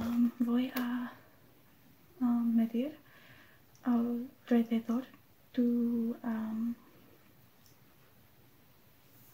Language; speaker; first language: Spanish; non-native, learner; English